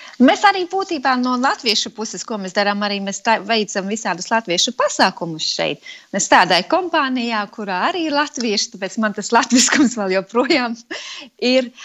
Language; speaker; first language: Latvian; native; Latvian